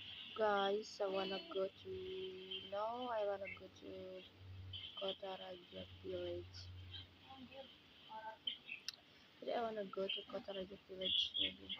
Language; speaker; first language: English; non-native, learner; Indonesian